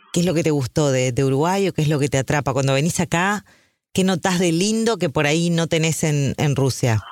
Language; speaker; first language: Spanish; native; Spanish